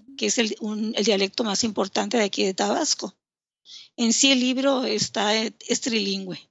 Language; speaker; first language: Spanish; native; Spanish